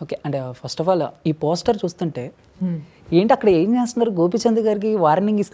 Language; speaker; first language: Telugu; native; Telugu